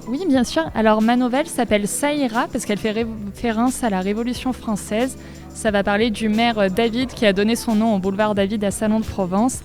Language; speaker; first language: French; native; French